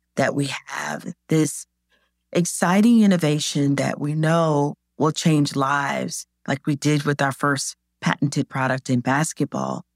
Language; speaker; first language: English; native; English